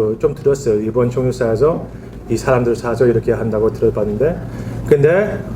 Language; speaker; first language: Korean; early bilingual, heritage; Korean